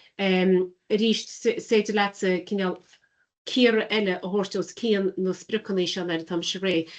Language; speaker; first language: Irish; native; Irish